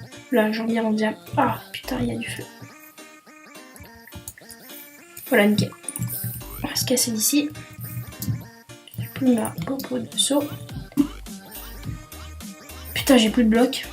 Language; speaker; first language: French; native; French